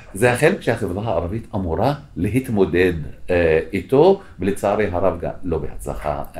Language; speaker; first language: Hebrew; non-native, local second language; Arabic